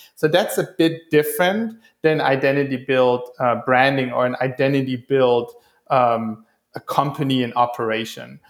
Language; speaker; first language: English; non-native, fluent; German